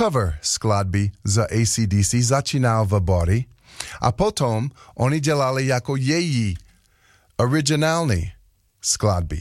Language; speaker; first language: Czech; non-native, learner; English